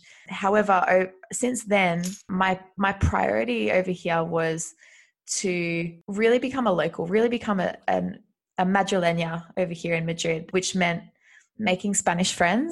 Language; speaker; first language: English; native; English